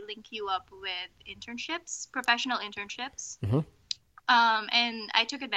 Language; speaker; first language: English; non-native, local second language; Filipino